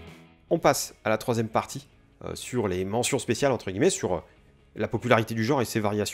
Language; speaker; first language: French; native; French